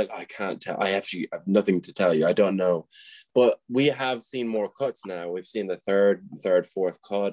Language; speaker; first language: English; native; English